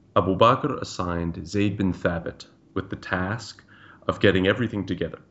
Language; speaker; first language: English; native; English